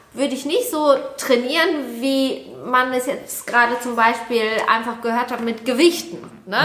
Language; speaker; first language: German; native; German